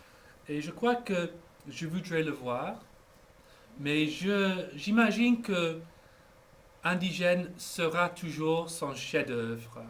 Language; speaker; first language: French; non-native, fluent; English